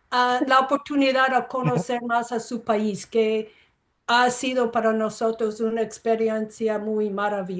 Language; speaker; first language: Spanish; non-native, fluent; English